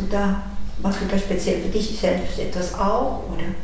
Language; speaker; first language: German; native; German